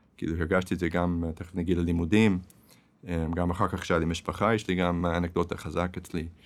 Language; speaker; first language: Hebrew; non-native, fluent; English